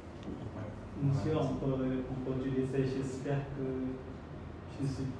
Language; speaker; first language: French; non-native, learner; Khmer